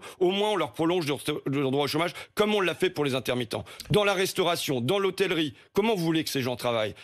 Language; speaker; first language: French; native; French